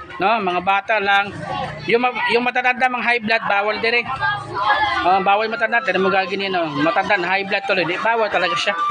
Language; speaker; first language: Filipino; non-native, local second language; Cebuano